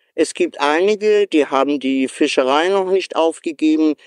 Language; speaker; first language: German; native; German